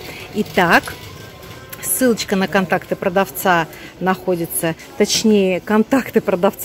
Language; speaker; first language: Russian; native; Russian